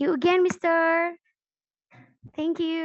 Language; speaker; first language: English; non-native, learner; Indonesian